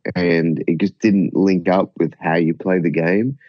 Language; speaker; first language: English; native; English